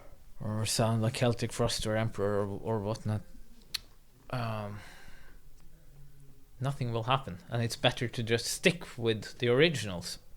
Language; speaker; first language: English; non-native, fluent; Norwegian